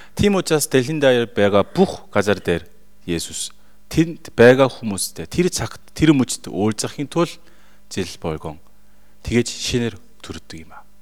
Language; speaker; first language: Mongolian; non-native, fluent; Korean